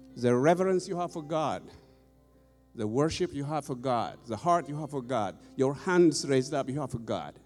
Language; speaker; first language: English; non-native, fluent; Amharic